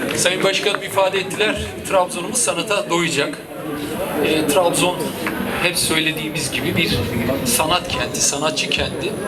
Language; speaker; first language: Turkish; native; Turkish